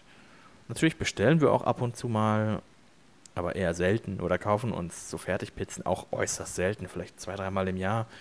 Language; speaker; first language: German; native; German